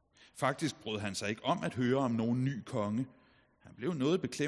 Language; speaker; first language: Danish; native; Danish